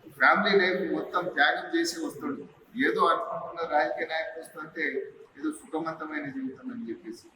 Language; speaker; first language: Telugu; non-native, local second language; Lambadi